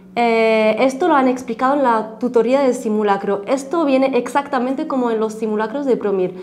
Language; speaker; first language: Spanish; non-native, fluent; Arabic